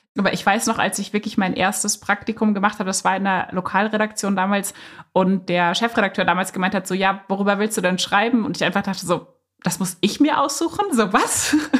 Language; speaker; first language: German; native; German